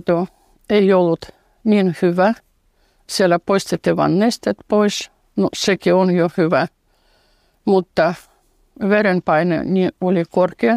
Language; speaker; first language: Finnish; non-native, fluent; Russian